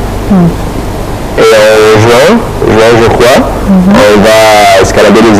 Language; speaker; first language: French; non-native, fluent; Arabic